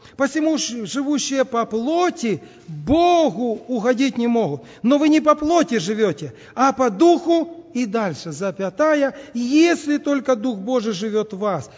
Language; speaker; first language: Russian; native; Russian